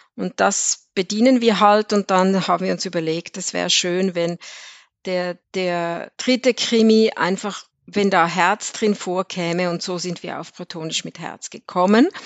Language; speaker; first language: German; native; German